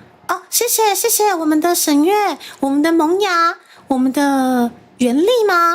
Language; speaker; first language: Chinese; native; Chinese